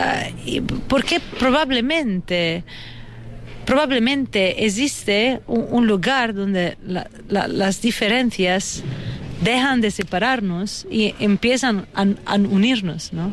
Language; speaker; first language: Spanish; non-native, fluent; Italian